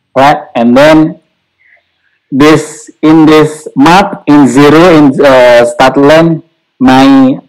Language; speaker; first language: English; non-native, learner; Indonesian